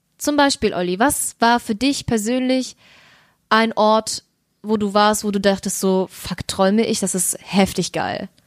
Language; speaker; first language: German; early bilingual, other home language; Russian